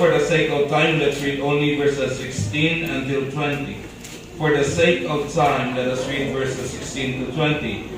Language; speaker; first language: English; non-native, local second language; Filipino